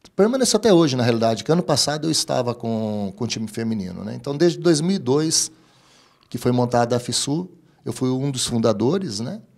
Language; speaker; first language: Portuguese; native; Portuguese